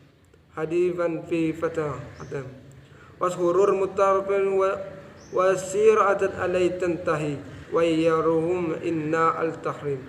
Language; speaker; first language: Arabic; non-native, learner; Indonesian